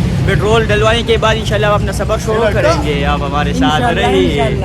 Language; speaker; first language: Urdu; non-native, local second language; Pashto